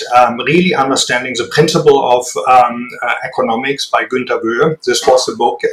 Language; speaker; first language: English; non-native, fluent; German